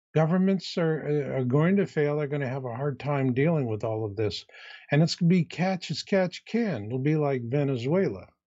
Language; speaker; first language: English; native; English